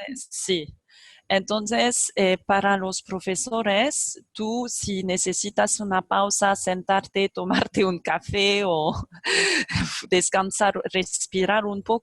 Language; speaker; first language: Spanish; non-native, fluent; French